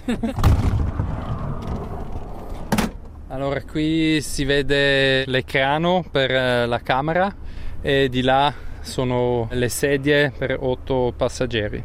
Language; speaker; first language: Italian; non-native, local second language; German